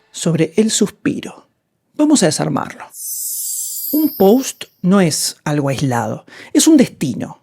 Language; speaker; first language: Spanish; native; Spanish